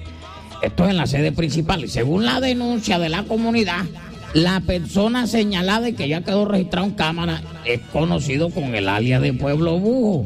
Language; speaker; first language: Spanish; native; Spanish